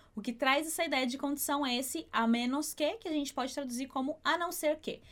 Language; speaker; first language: Portuguese; native; Portuguese